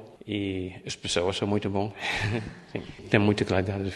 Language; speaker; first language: Portuguese; non-native, learner; Dutch